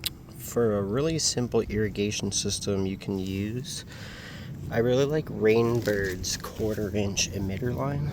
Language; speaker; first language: English; native; English